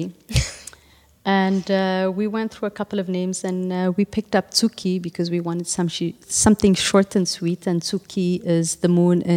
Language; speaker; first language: English; non-native, fluent; Tigrinya